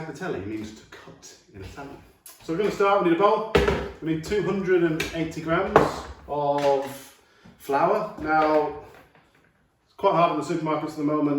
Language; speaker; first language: English; native; English